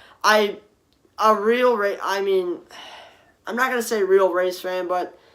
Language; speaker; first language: English; native; English